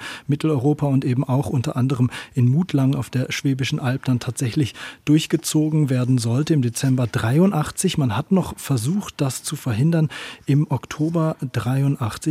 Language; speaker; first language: German; native; German